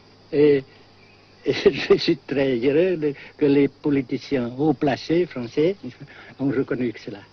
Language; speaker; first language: French; non-native, local second language; Vietnamese